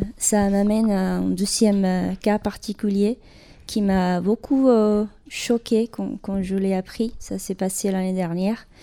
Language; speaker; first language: French; non-native, fluent; Spanish